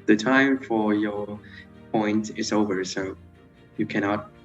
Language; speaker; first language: English; non-native, fluent; Vietnamese